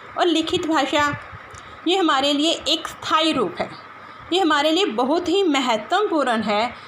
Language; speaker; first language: Hindi; non-native, local second language; Punjabi